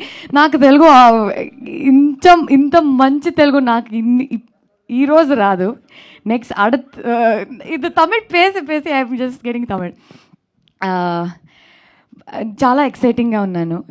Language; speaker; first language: Telugu; non-native, local second language; Kannada